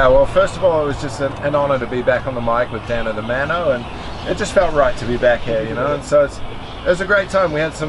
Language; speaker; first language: English; native; English